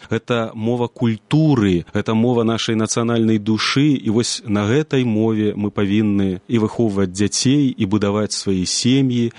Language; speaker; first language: Belarusian; native; Belarusian